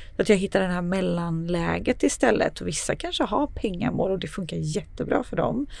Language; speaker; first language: Swedish; early bilingual, other home language; Serbian